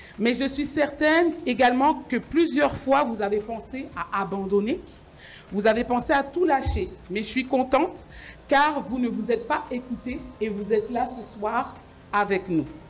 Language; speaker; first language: French; early bilingual, other home language; Lingala